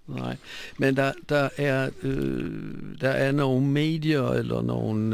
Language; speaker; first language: Danish; non-native, fluent; Polish